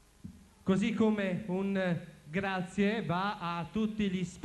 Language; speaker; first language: Italian; native; Italian